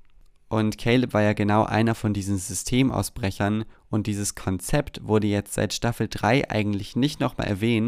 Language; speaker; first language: German; native; German